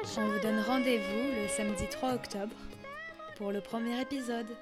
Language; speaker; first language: French; native; French